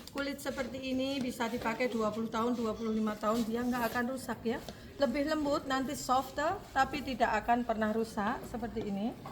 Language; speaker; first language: Indonesian; native; Indonesian